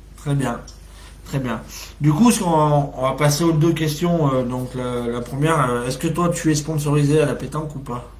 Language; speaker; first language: French; native; French